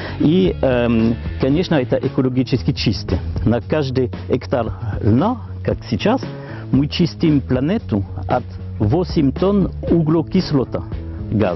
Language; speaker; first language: Russian; non-native, learner; French